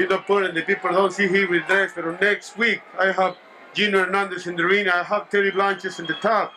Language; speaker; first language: English; non-native, learner; Spanish